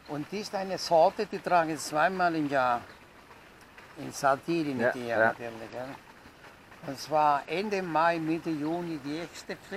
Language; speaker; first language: German; non-native, learner; Italian